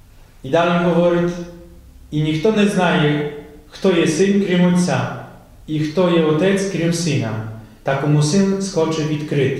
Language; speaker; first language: Ukrainian; non-native, fluent; Polish